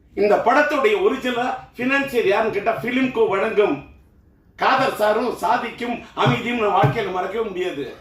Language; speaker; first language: Tamil; native; Tamil